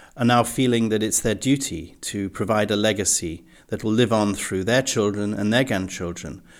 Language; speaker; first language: English; native; English